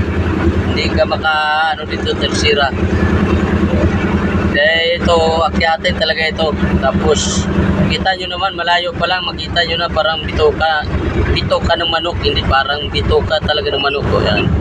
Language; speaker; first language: Filipino; non-native, local second language; Hiligaynon